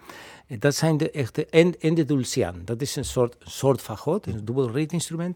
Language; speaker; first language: Dutch; non-native, fluent; Spanish